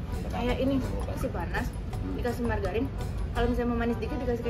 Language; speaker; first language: Indonesian; native; Indonesian